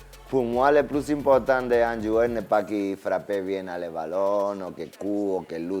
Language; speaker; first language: French; non-native, fluent; Spanish